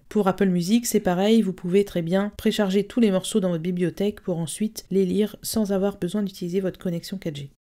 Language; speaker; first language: French; native; French